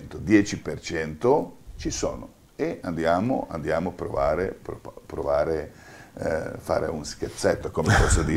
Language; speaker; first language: Italian; non-native, fluent; Croatian